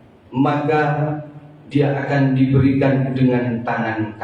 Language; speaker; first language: Indonesian; native; Indonesian